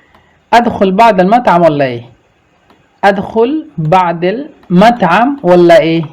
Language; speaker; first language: Arabic; non-native, fluent; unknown